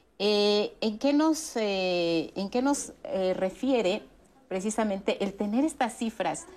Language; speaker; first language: Spanish; native; Spanish